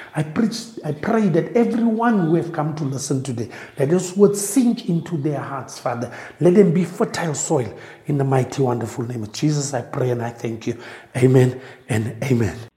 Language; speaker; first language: English; non-native, local second language; Afrikaans